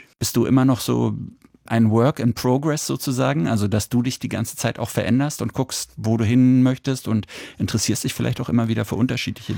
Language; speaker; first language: German; native; German